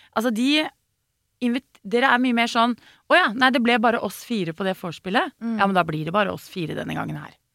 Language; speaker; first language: Norwegian; native; Norwegian